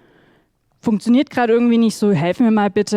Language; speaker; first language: German; native; German